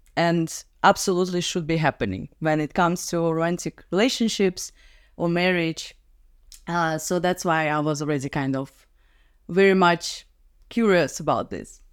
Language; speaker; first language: English; non-native, fluent; Russian